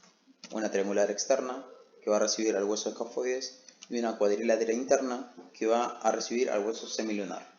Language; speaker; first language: Spanish; native; Spanish